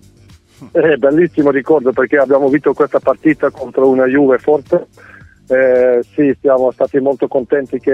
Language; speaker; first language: Italian; non-native, fluent; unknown